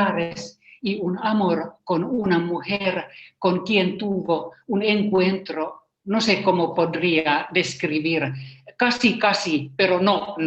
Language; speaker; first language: Spanish; non-native, fluent; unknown